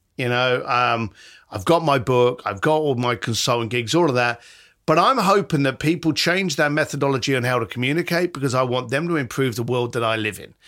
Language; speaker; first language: English; native; English